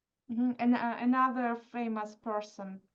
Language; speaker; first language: English; non-native, fluent; Russian